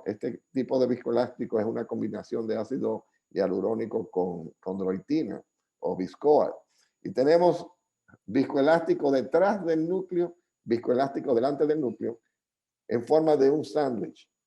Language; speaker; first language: Spanish; native; Spanish